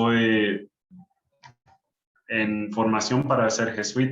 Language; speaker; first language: Spanish; early bilingual, heritage; English